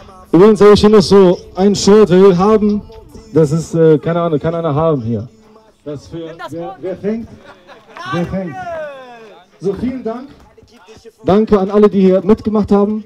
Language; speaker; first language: German; native; German